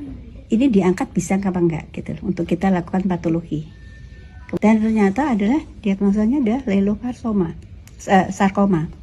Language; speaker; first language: Indonesian; native; Indonesian